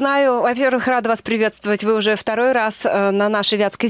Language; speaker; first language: Russian; native; Russian